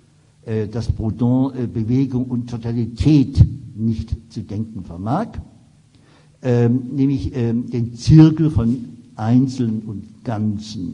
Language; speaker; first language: German; native; German